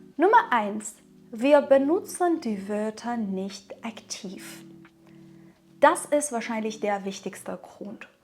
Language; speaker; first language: German; non-native, fluent; Persian